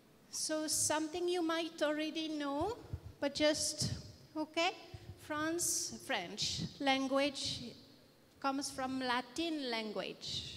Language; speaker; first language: English; non-native, fluent; French